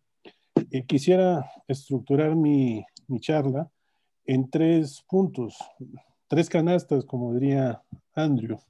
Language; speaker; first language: Spanish; native; Spanish